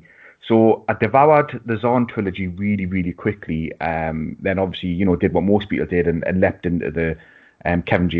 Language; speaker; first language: English; native; English